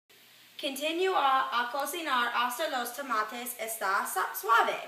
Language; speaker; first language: Spanish; non-native, learner; English